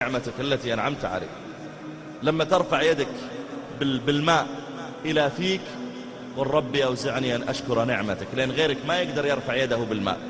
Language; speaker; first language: Arabic; native; Arabic